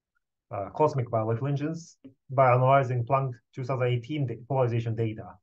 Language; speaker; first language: English; non-native, fluent; Japanese